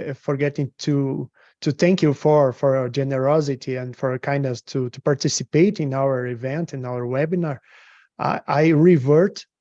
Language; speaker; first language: English; non-native, fluent; Portuguese